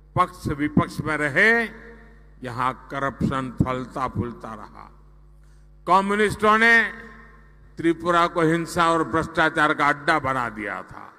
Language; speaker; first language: Hindi; non-native, local second language; Gujarati